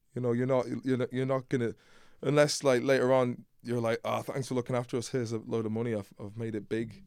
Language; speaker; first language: English; native; English